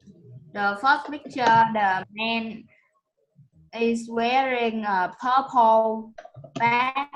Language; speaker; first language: English; non-native, learner; Vietnamese